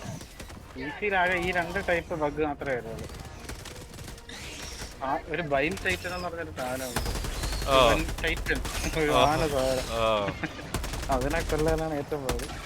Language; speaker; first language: Malayalam; native; Malayalam